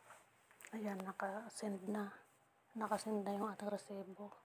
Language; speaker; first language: Filipino; native; Filipino